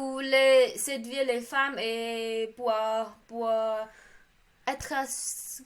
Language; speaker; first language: French; non-native, learner; Khmer